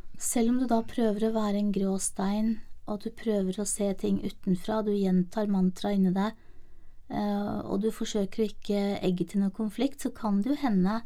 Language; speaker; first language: Norwegian; native; Norwegian